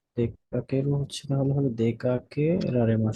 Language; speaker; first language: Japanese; non-native, learner; Bangla